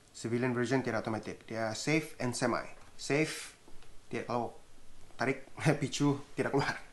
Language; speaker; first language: Malay; native; Malay